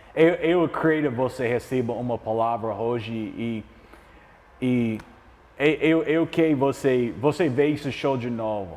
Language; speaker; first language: Portuguese; non-native, learner; English